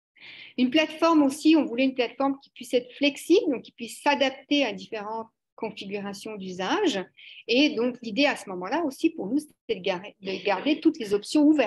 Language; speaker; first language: French; native; French